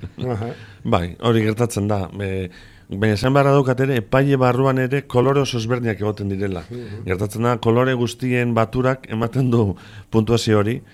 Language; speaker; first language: Basque; native; Basque